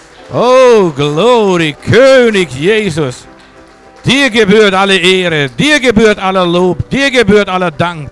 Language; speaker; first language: German; native; German